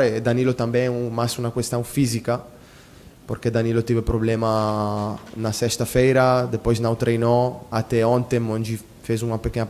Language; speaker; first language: Portuguese; non-native, fluent; Italian